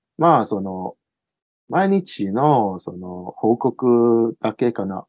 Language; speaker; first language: Japanese; non-native, fluent; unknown